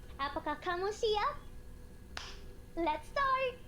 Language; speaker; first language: Indonesian; non-native, learner; Iloko